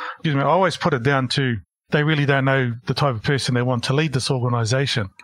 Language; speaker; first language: English; native; English